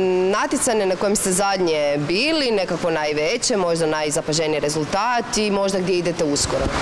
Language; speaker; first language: Croatian; native; Croatian